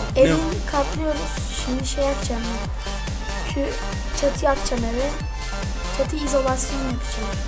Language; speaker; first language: Turkish; native; Turkish